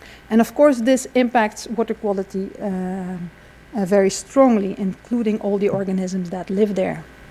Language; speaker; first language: English; non-native, fluent; Dutch